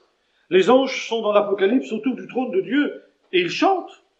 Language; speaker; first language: French; native; French